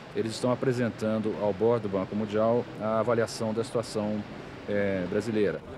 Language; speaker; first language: Portuguese; native; Portuguese